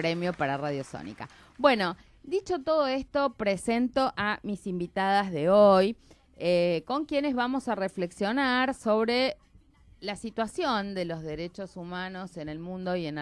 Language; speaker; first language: Spanish; native; Spanish